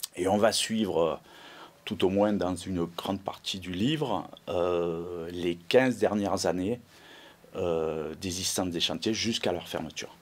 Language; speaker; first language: French; native; French